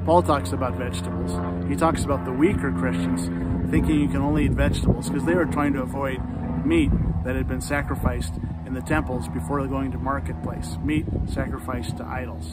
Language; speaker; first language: English; native; English